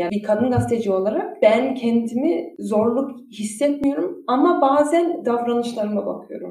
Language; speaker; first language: Turkish; early bilingual, heritage; Turkish